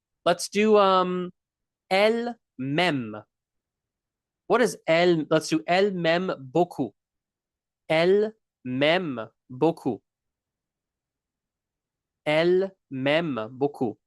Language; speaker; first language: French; non-native, local second language; English